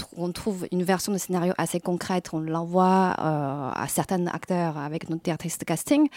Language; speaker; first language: French; non-native, fluent; Chinese